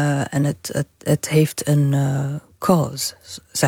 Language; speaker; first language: Dutch; non-native, fluent; Arabic